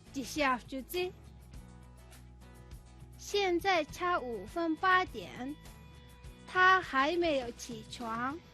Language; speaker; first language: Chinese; non-native, fluent; Mongolian